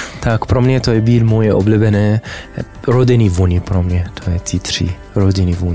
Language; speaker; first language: Czech; non-native, learner; Arabic